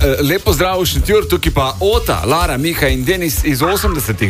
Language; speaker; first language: Slovenian; native; Slovenian